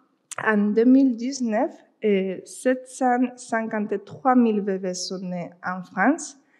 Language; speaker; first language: French; non-native, fluent; Spanish